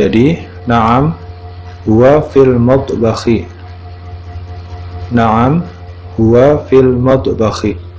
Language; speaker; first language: Arabic; non-native, fluent; Indonesian